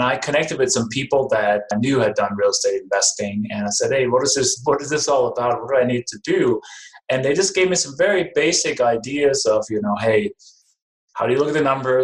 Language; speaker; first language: English; non-native, fluent; Danish